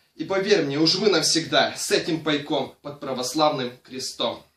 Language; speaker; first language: Russian; non-native, local second language; Ukrainian